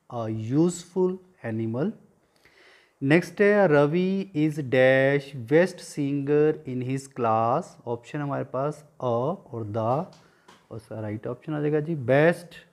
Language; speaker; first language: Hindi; non-native, local second language; Punjabi